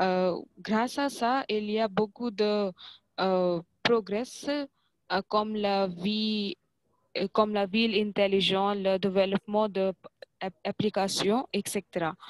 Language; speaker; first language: French; non-native, fluent; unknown